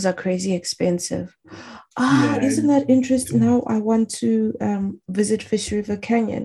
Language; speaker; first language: English; non-native, local second language; Shona